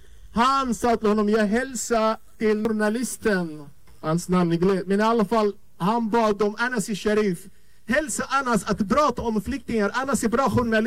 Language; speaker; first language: Swedish; non-native, fluent; Arabic